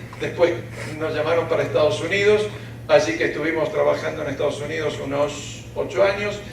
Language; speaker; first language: Spanish; early bilingual, other home language; Ukrainian